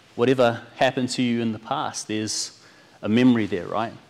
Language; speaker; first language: English; native; English